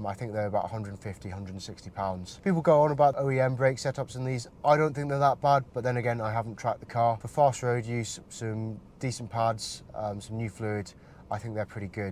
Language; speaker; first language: English; native; English